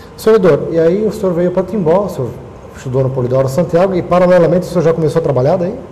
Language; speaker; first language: Portuguese; native; Portuguese